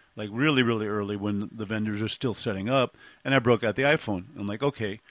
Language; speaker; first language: English; native; English